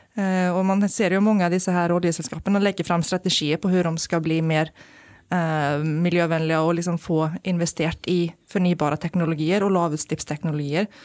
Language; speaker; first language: Norwegian; non-native, fluent; Icelandic